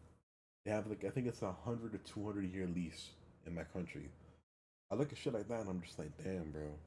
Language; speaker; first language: English; early bilingual, other home language; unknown